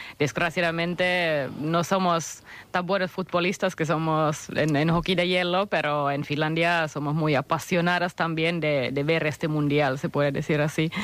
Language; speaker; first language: Spanish; non-native, fluent; Finnish